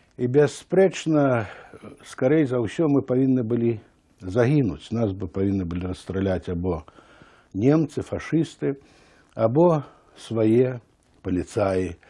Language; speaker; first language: Belarusian; native; Belarusian